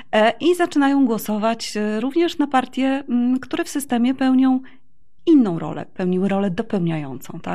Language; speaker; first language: Polish; native; Polish